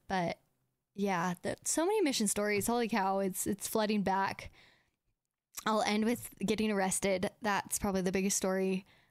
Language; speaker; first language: English; native; English